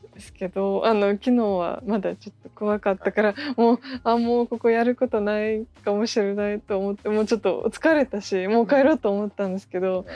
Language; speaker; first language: Japanese; non-native, fluent; Russian